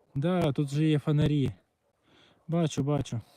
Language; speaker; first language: Ukrainian; non-native, local second language; Russian